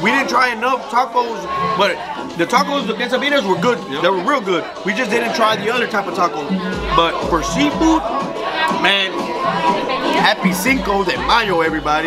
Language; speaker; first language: English; early bilingual, other home language; Spanish